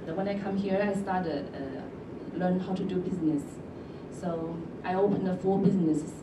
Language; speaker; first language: English; non-native, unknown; Chinese